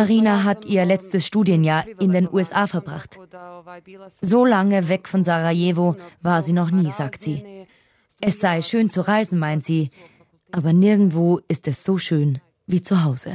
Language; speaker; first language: German; native; German